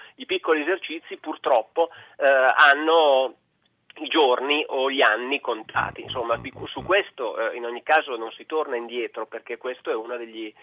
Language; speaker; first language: Italian; native; Italian